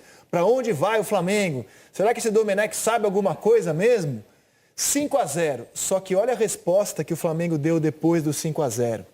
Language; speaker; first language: Portuguese; native; Portuguese